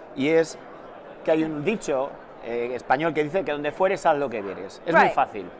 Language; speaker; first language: Spanish; native; Spanish